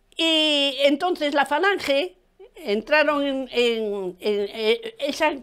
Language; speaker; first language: Spanish; native; Spanish